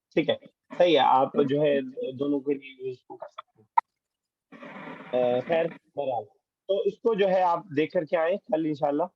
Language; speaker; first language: Urdu; native; Urdu